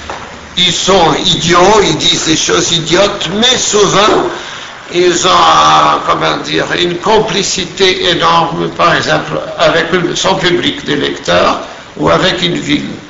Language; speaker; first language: French; non-native, fluent; Portuguese